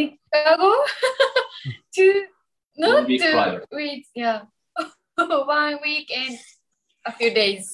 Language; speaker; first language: English; non-native, learner; Japanese